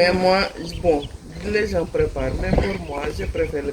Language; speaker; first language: French; non-native, learner; English